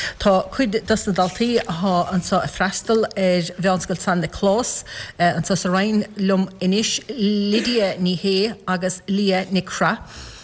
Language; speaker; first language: Irish; native; Irish